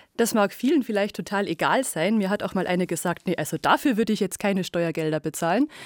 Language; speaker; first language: German; native; German